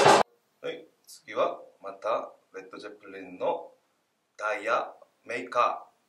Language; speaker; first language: Japanese; non-native, learner; Korean